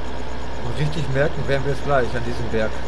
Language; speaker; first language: German; native; German